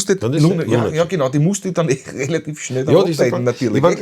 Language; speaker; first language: German; native; German